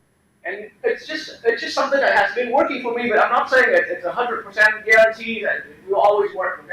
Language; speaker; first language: English; non-native, fluent; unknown